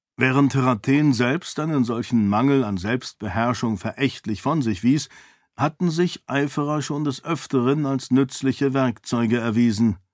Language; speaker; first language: German; native; German